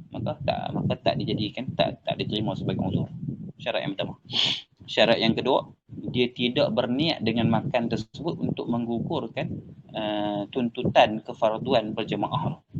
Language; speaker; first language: Malay; native; Malay